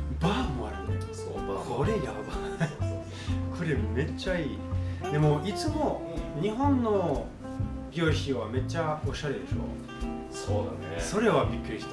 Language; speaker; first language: Japanese; non-native, learner; French